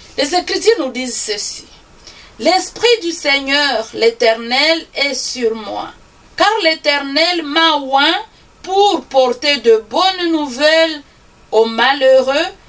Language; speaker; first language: French; non-native, local second language; Swahili